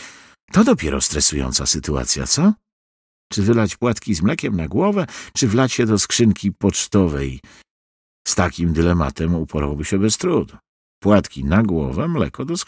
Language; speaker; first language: Polish; native; Polish